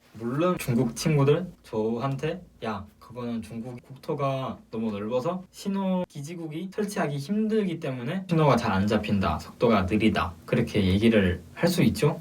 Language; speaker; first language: Korean; non-native, fluent; Chinese